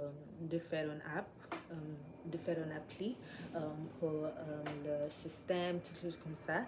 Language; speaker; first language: French; non-native, learner; English